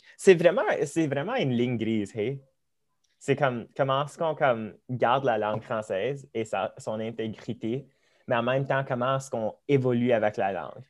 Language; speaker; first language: French; early bilingual, other home language; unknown